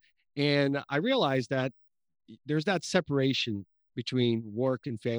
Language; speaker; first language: English; early bilingual, other home language; Portuguese